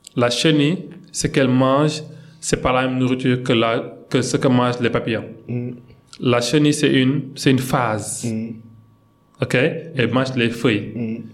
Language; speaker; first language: French; non-native, local second language; Wolof